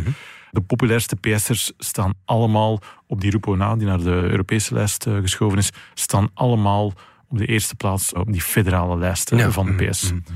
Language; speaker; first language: Dutch; native; Dutch